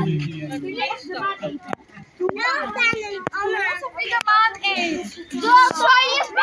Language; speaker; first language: Dutch; early bilingual, other home language; Filipino